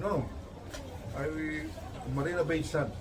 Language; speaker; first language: English; non-native, learner; Filipino